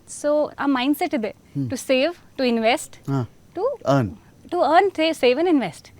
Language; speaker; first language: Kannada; non-native, fluent; Hindi